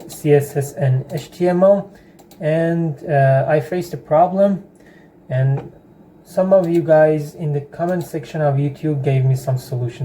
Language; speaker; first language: English; non-native, fluent; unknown